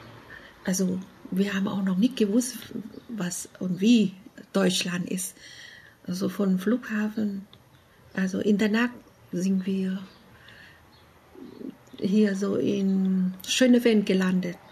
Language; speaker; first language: German; non-native, learner; Vietnamese